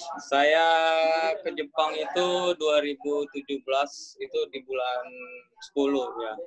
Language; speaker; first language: Indonesian; native; Indonesian